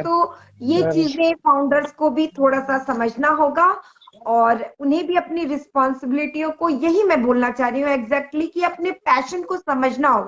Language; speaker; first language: Hindi; native; Hindi